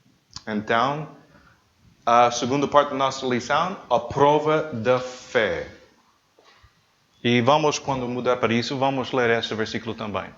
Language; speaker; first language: Portuguese; non-native, learner; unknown